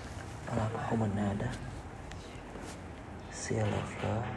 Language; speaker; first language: French; non-native, learner; Vietnamese